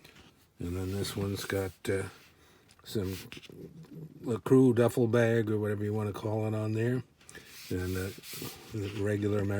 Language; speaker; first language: English; native; English